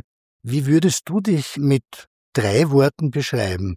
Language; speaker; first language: German; native; German